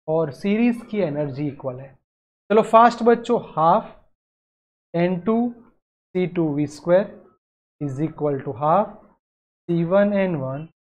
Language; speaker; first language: Hindi; non-native, local second language; Gujarati